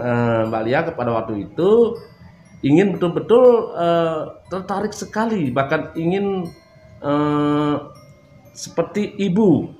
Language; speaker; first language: Indonesian; non-native, local second language; Balinese